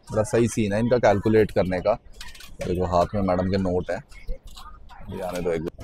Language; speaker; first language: Hindi; native; Hindi